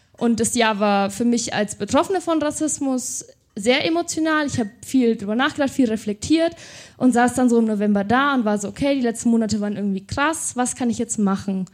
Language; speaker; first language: German; native; German